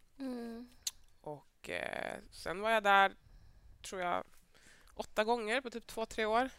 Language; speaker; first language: Swedish; native; Swedish